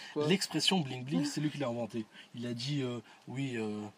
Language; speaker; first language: French; early bilingual, other home language; Arabic